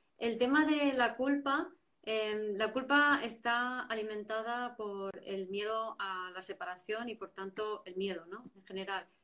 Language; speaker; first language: Spanish; native; Spanish